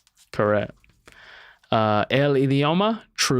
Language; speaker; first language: Spanish; non-native, learner; English